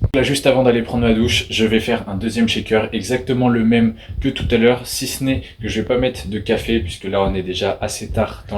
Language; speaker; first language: French; native; French